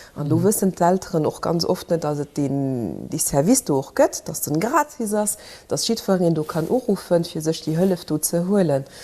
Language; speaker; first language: Luxembourgish; early bilingual, other home language; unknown